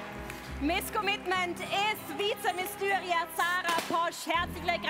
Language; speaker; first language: German; native; German